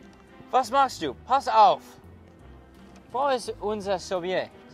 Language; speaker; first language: German; non-native, learner; English